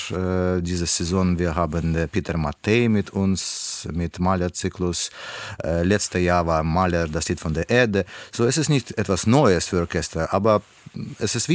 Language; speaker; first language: German; non-native, learner; Russian